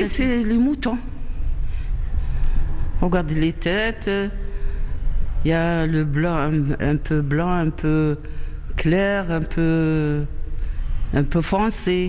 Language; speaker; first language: French; non-native, learner; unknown